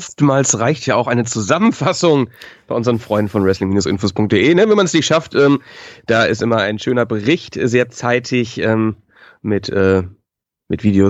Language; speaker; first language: German; native; German